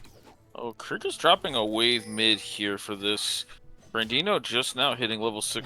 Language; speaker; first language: English; native; English